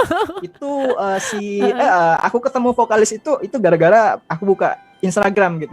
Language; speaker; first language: Indonesian; native; Indonesian